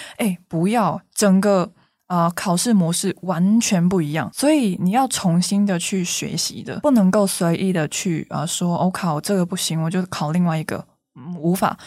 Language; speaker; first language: Chinese; non-native, local second language; Cantonese